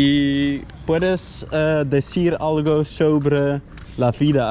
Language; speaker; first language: Spanish; non-native, learner; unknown